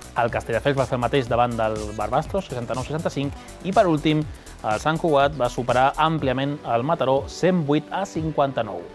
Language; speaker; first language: Catalan; native; Catalan